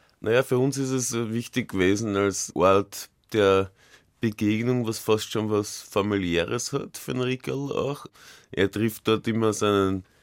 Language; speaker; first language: German; native; German